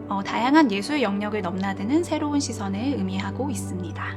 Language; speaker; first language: Korean; native; Korean